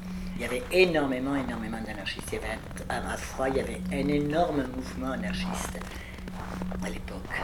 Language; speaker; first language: French; early bilingual, other home language; Spanish